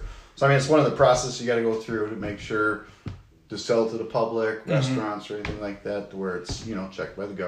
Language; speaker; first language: English; native; English